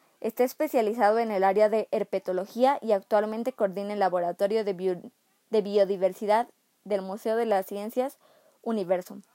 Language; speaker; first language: Spanish; native; Spanish